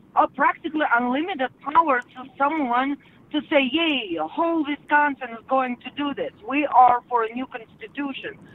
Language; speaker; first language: English; non-native, fluent; Russian